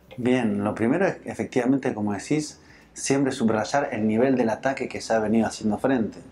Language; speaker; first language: Spanish; early bilingual, heritage; Spanish